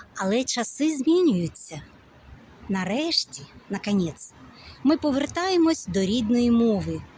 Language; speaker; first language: Ukrainian; non-native, local second language; Russian